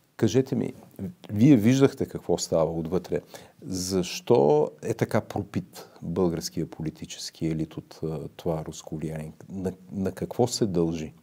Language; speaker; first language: Bulgarian; native; Bulgarian